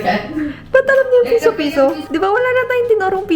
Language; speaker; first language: Filipino; native; Filipino